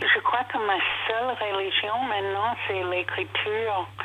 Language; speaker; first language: French; non-native, fluent; English